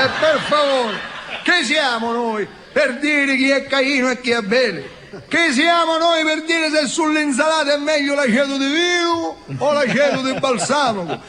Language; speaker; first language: Italian; native; Italian